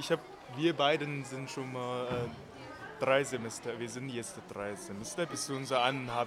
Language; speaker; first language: German; non-native, learner; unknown